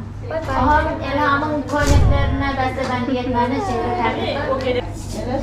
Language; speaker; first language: Turkish; non-native, fluent; Turkmen